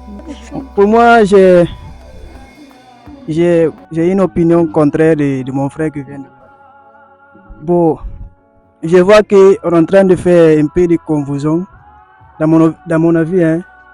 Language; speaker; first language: French; non-native, learner; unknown